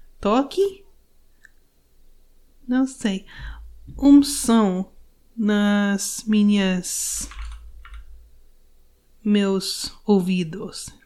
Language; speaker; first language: Portuguese; non-native, learner; English